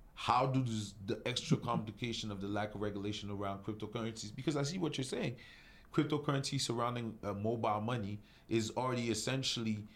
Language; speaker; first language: English; non-native, local second language; French